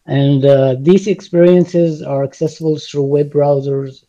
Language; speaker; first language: English; non-native, fluent; Arabic